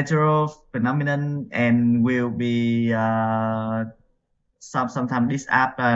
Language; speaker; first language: English; non-native, learner; Vietnamese